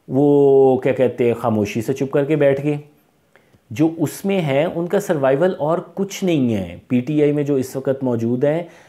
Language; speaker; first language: Urdu; non-native, local second language; Punjabi